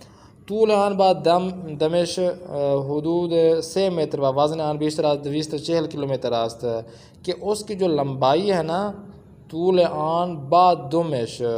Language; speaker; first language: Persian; non-native, fluent; Urdu